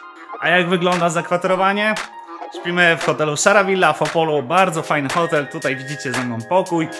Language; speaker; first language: Polish; native; Polish